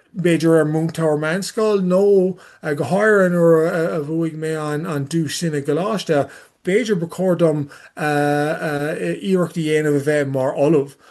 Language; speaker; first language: Irish; non-native, learner; English